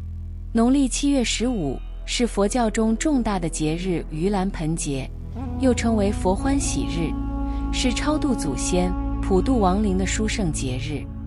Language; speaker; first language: Chinese; native; Chinese